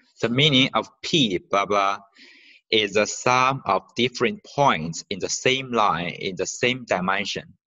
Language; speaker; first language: English; non-native, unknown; Chinese